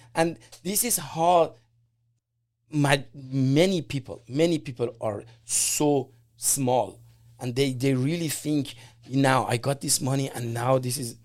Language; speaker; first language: English; non-native, fluent; Persian